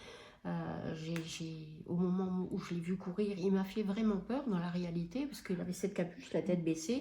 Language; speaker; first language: French; native; French